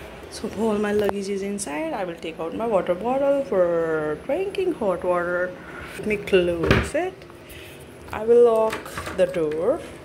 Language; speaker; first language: English; non-native, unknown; Korean